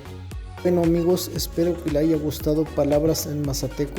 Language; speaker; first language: Spanish; non-native, local second language; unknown